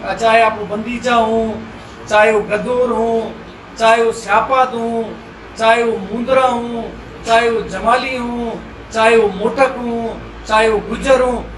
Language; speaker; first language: Urdu; non-native, local second language; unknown